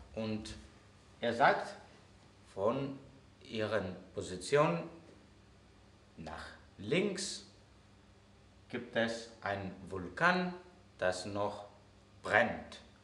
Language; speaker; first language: German; non-native, fluent; Greek